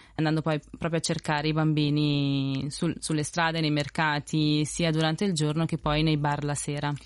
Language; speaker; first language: Italian; early bilingual, other home language; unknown